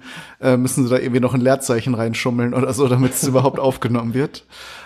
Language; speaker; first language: German; native; German